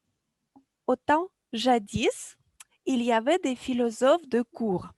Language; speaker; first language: French; non-native, fluent; Russian